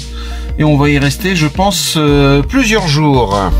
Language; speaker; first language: French; native; French